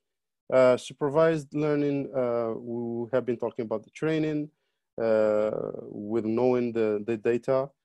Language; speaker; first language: English; non-native, fluent; Arabic